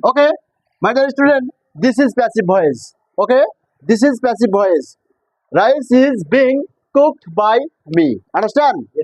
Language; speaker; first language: English; non-native, local second language; Bangla